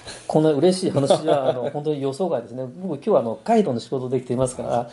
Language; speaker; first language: Japanese; non-native, fluent; Min Nan Chinese